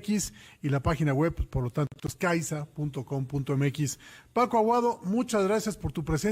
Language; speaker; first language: Spanish; native; Spanish